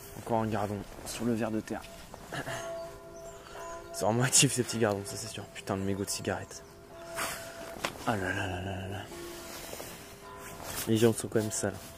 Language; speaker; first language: French; native; French